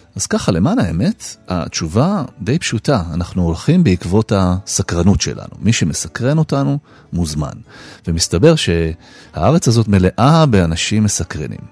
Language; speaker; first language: Hebrew; native; Hebrew